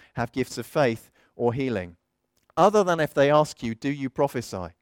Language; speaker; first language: English; native; English